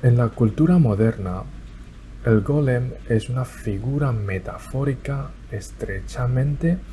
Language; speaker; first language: Spanish; non-native, fluent; Chinese